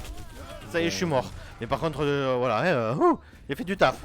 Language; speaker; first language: French; native; French